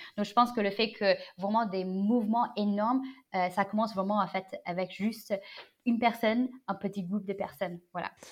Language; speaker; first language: French; non-native, fluent; Chinese